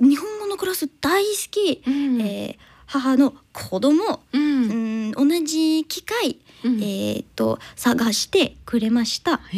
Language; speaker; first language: Japanese; non-native, learner; English